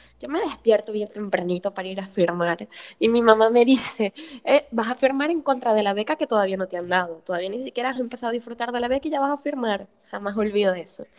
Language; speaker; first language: Spanish; native; Spanish